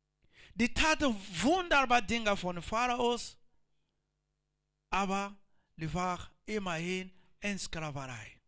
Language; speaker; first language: German; non-native, learner; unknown